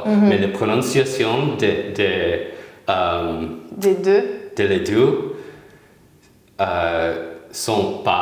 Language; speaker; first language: French; non-native, learner; English